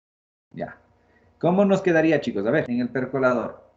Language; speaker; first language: Spanish; native; Spanish